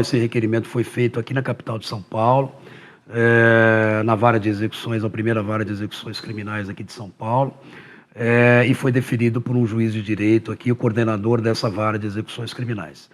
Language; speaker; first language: Portuguese; native; Portuguese